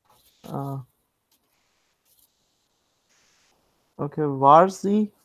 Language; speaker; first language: German; non-native, learner; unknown